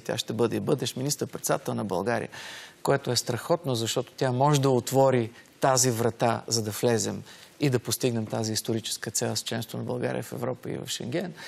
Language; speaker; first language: Bulgarian; native; Bulgarian